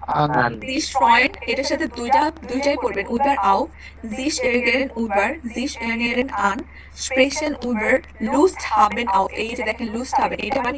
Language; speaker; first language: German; non-native, fluent; Bangla